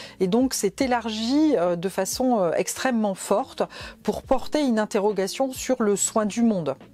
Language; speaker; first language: French; native; French